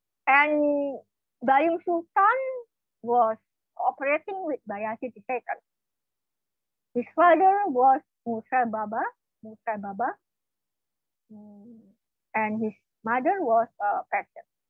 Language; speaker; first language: English; non-native, fluent; Indonesian